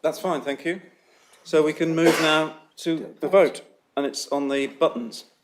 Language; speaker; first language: English; native; English